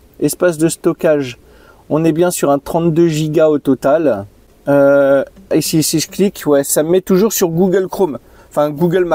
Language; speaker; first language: French; native; French